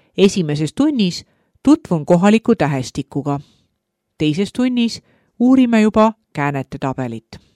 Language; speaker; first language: Estonian; native; Estonian